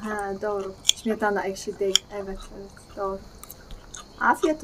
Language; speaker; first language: Turkish; non-native, fluent; Polish